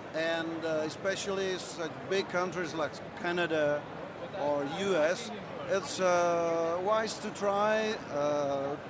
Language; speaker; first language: English; non-native, learner; Czech